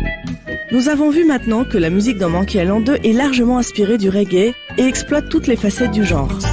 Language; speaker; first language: French; native; French